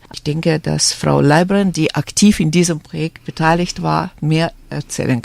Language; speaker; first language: German; non-native, fluent; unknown